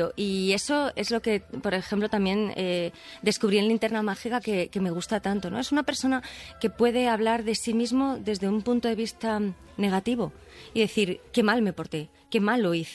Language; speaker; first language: Spanish; native; Spanish